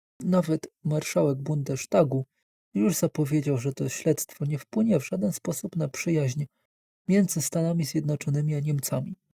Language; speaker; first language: Polish; native; Polish